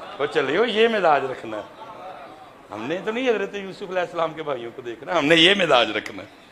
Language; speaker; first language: Urdu; non-native, local second language; Punjabi